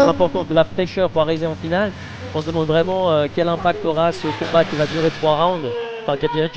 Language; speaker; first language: French; native; French